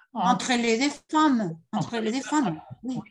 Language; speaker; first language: French; non-native, learner; Spanish